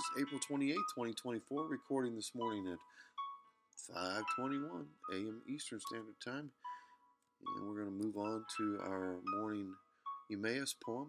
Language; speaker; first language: English; native; English